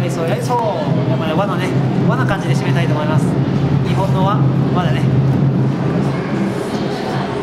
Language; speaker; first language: Japanese; native; Japanese